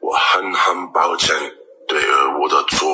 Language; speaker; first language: Chinese; non-native, learner; English